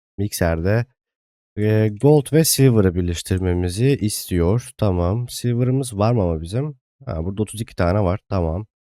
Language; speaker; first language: Turkish; native; Turkish